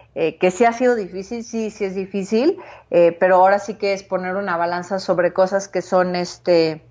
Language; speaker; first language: Spanish; native; Spanish